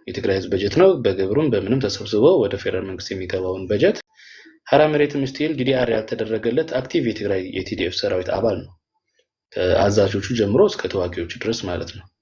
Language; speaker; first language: Amharic; non-native, local second language; Tigrinya